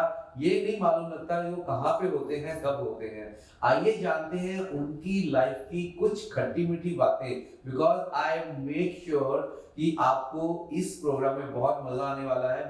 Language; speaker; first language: Hindi; native; Hindi